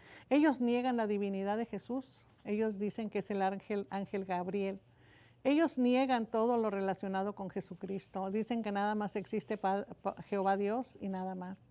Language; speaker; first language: Spanish; native; Spanish